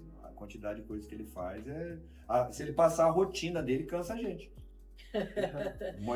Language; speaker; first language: Portuguese; native; Portuguese